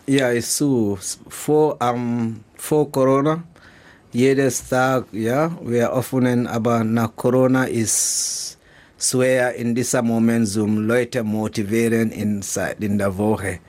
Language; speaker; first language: German; non-native, learner; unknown